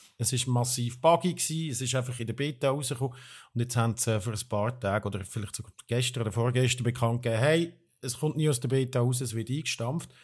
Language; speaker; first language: German; native; German